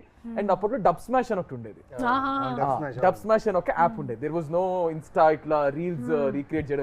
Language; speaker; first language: Telugu; native; Telugu